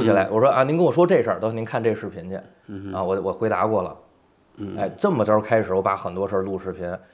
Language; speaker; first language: Chinese; native; Chinese